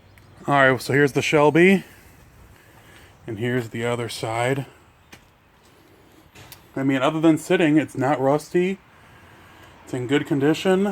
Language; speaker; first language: English; native; English